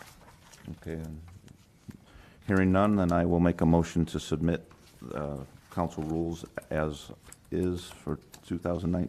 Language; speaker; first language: English; native; English